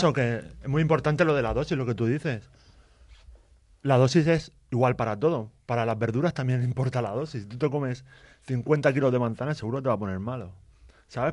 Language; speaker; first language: Spanish; native; Spanish